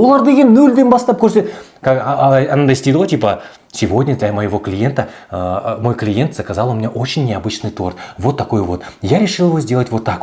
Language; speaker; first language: Russian; non-native, local second language; Kazakh